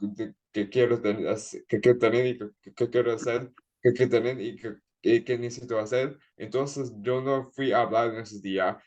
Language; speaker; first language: Spanish; early bilingual, heritage; Spanish